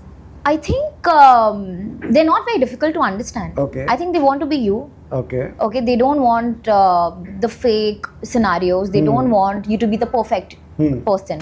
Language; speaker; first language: English; non-native, local second language; Hindi